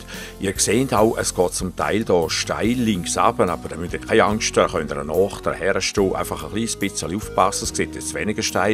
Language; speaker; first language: German; native; German